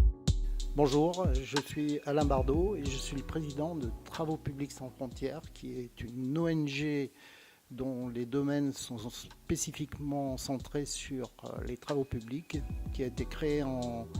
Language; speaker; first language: French; native; French